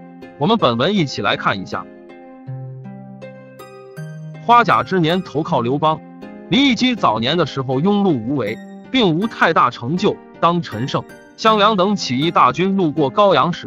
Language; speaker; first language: Chinese; native; Chinese